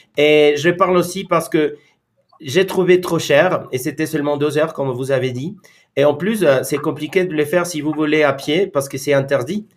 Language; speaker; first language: French; non-native, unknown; Spanish